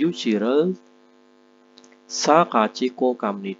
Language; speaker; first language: Korean; non-native, fluent; Indonesian